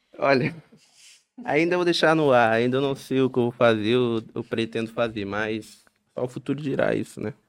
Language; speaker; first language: Portuguese; native; Portuguese